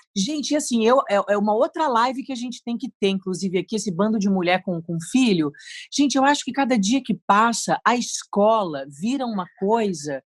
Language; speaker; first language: Portuguese; native; Portuguese